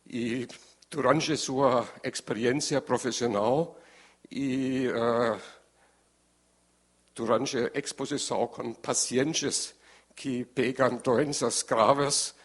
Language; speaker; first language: Portuguese; non-native, learner; German